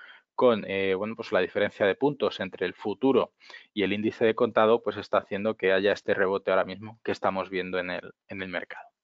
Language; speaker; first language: Spanish; native; Spanish